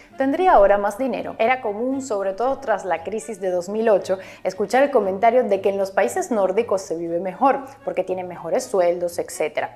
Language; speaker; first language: Spanish; native; Spanish